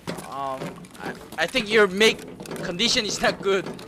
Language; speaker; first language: English; non-native, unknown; Korean